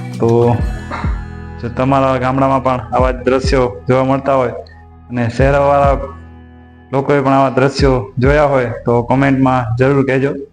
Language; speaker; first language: Gujarati; non-native, local second language; Kachhi